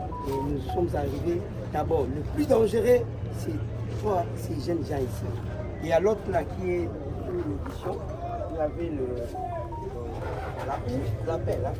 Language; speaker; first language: French; non-native, local second language; Lingala